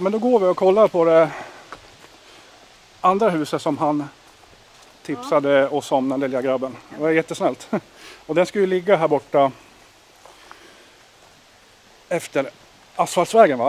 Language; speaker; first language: Swedish; native; Swedish